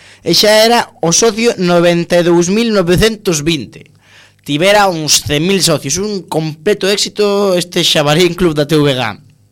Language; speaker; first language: Galician; non-native, local second language; Spanish